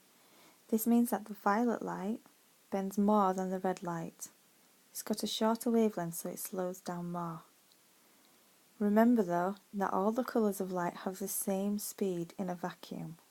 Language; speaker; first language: English; native; English